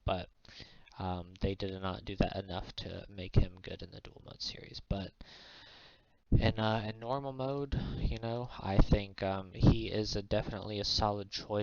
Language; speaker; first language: English; native; English